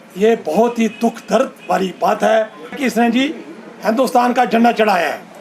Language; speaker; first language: Hindi; non-native, local second language; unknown